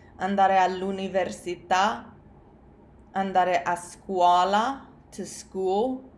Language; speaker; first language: Italian; non-native, fluent; English